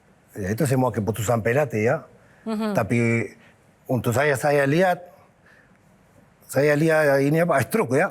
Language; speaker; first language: Indonesian; non-native, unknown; Spanish